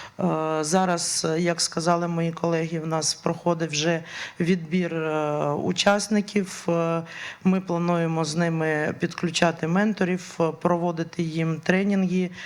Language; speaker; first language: Ukrainian; native; Ukrainian